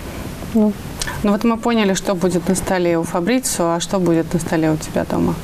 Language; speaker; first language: Russian; native; Russian